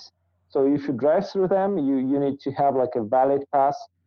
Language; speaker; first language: English; non-native, fluent; Russian